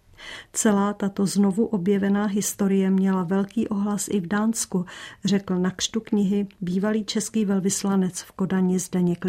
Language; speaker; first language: Czech; native; Czech